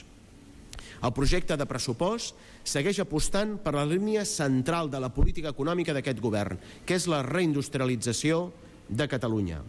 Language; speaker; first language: Catalan; native; Catalan